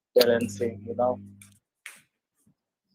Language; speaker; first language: English; non-native, learner; Indonesian